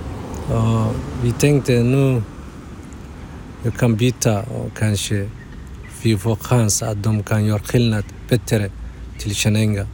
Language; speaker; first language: Swedish; non-native, fluent; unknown